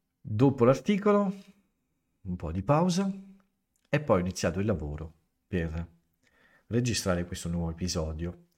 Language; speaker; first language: Italian; native; Italian